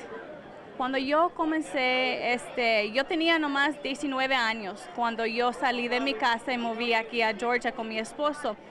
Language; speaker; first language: Spanish; early bilingual, heritage; Spanish